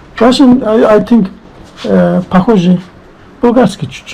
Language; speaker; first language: Russian; non-native, learner; Bulgarian